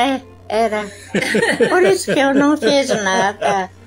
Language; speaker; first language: Portuguese; non-native, local second language; Japanese